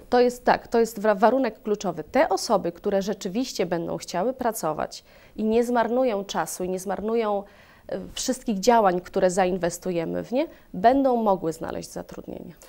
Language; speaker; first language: Polish; native; Polish